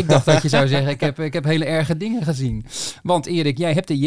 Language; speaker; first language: Dutch; native; Dutch